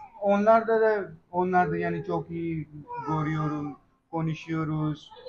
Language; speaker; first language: Turkish; non-native, learner; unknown